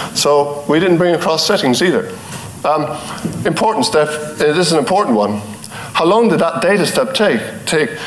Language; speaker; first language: English; native; English